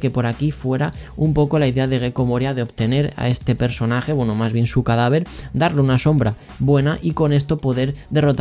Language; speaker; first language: Spanish; native; Spanish